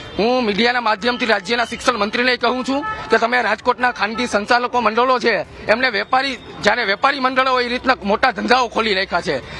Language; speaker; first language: Gujarati; native; Gujarati